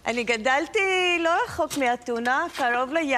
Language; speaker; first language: Hebrew; non-native, fluent; Greek